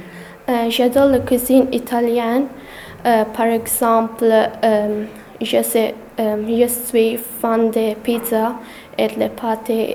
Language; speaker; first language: French; non-native, learner; English